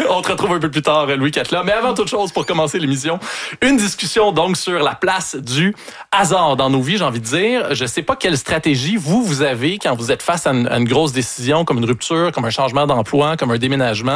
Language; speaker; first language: French; native; French